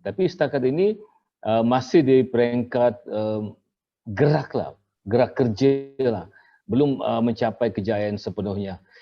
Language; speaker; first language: Malay; native; Malay